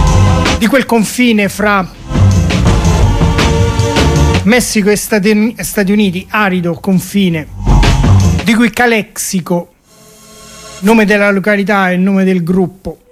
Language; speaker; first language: Italian; native; Italian